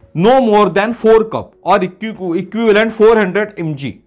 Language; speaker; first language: Hindi; non-native, local second language; Marathi